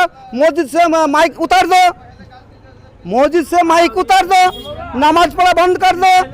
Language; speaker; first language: Hindi; non-native, local second language; Bangla